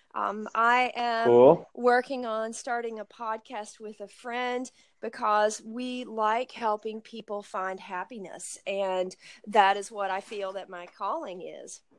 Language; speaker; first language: English; native; English